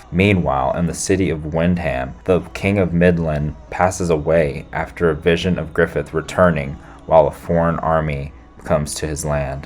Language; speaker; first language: English; native; English